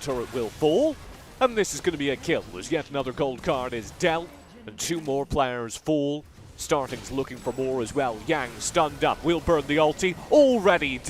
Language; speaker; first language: English; native; English